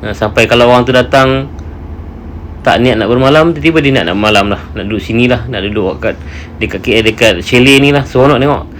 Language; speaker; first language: Malay; native; Malay